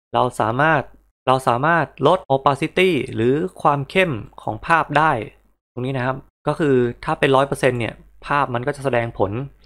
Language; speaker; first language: Thai; native; Thai